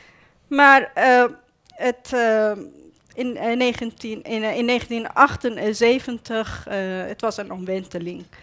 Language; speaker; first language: Dutch; non-native, fluent; Persian